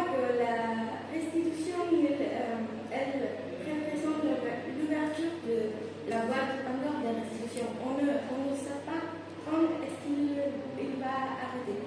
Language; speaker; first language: French; non-native, fluent; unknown